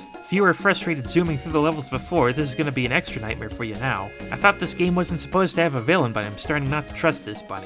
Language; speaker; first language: English; native; English